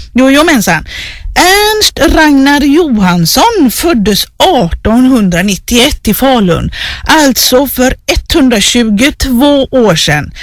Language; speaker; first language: Swedish; native; Swedish